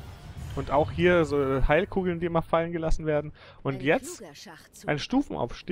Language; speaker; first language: German; native; German